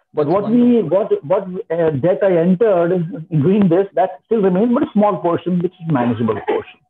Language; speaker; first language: English; non-native, local second language; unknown